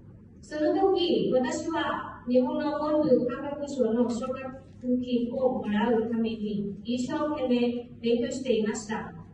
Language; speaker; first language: Japanese; non-native, fluent; Hmong